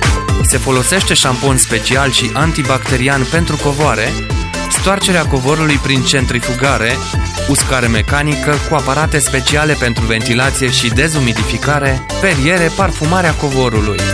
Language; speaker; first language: Romanian; native; Romanian